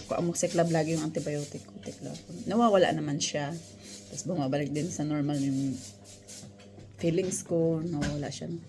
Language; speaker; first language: Filipino; non-native, local second language; Cebuano